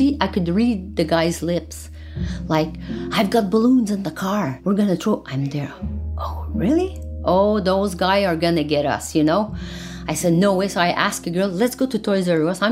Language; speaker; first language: English; non-native, fluent; French